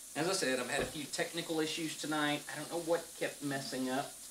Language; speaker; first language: English; native; English